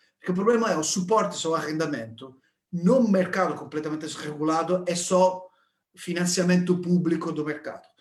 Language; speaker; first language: Portuguese; non-native, fluent; Italian